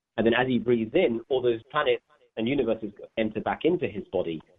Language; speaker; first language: English; native; English